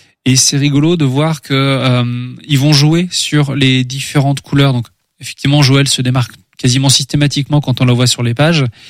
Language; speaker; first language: French; native; French